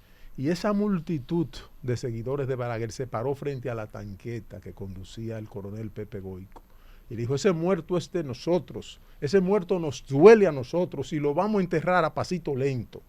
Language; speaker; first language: Spanish; native; Spanish